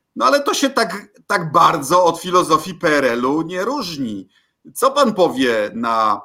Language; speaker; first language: Polish; native; Polish